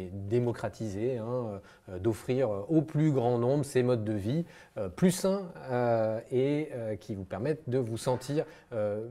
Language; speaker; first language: French; native; French